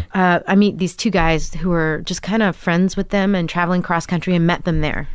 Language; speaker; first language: English; native; English